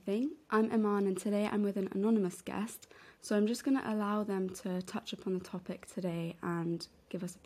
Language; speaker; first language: English; non-native, local second language; Urdu